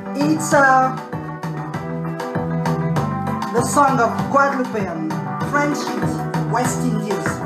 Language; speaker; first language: English; non-native, learner; French